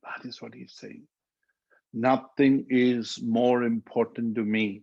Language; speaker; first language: English; non-native, local second language; Malayalam